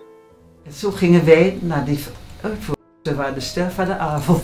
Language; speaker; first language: Dutch; native; Dutch